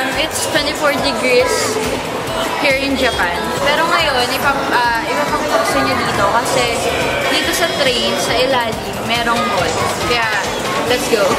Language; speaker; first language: Filipino; native; Filipino